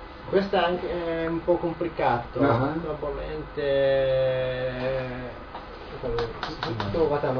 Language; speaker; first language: Italian; non-native, learner; Japanese